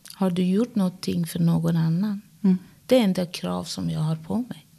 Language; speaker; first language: Swedish; non-native, fluent; Persian